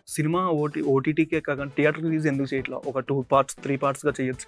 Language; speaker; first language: Telugu; native; Telugu